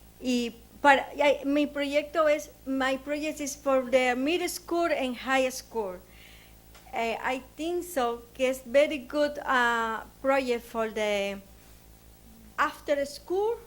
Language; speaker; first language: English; non-native, learner; Spanish